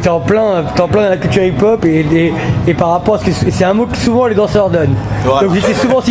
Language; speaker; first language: French; native; French